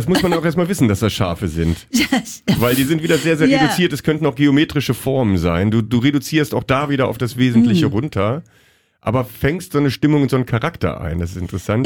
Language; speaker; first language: German; native; German